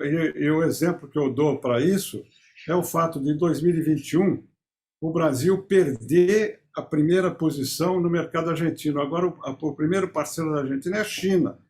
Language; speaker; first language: Portuguese; native; Portuguese